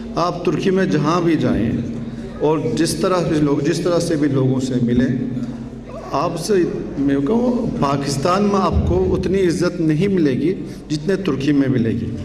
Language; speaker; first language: Urdu; non-native, fluent; Turkish